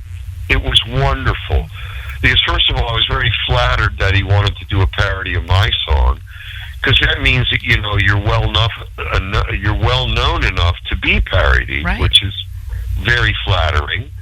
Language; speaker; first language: English; native; English